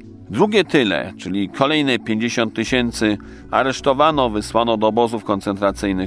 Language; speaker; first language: Polish; native; Polish